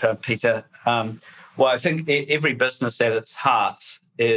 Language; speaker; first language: English; native; English